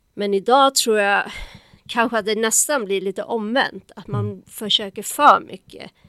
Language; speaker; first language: Swedish; native; Swedish